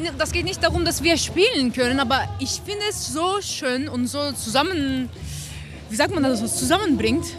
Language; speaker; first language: German; non-native, fluent; Turkish